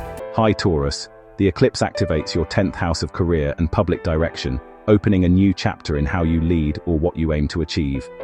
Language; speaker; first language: English; native; English